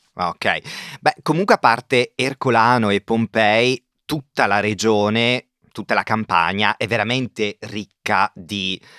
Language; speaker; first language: Italian; native; Italian